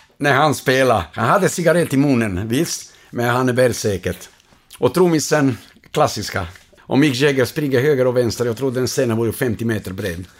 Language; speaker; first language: Swedish; non-native, fluent; Croatian